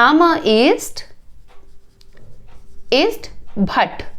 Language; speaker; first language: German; non-native, fluent; Hindi